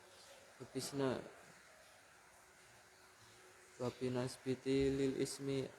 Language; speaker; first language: Arabic; non-native, learner; Indonesian